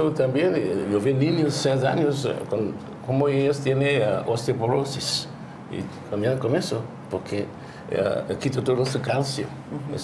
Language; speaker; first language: Spanish; non-native, learner; English